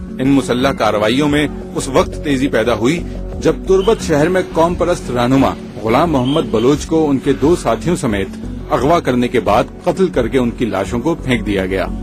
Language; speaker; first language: Urdu; native; Urdu